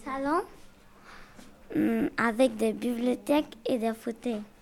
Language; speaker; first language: French; non-native, learner; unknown